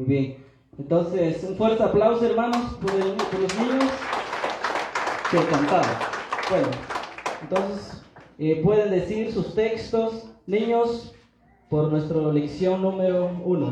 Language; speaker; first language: Spanish; non-native, local second language; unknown